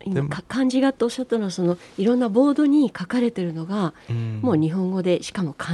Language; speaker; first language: Japanese; native; Japanese